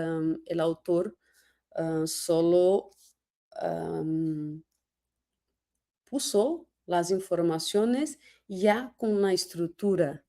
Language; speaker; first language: Spanish; non-native, fluent; Portuguese